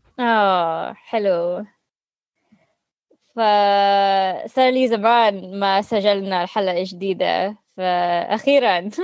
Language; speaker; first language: Arabic; non-native, learner; English